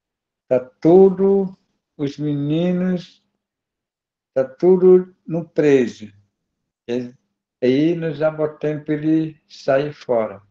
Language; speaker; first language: Portuguese; non-native, local second language; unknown